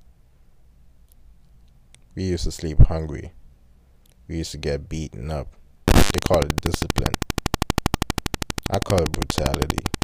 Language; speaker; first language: English; non-native, local second language; German